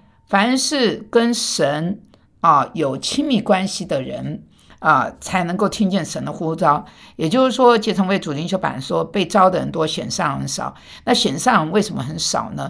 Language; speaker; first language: Chinese; non-native, fluent; Korean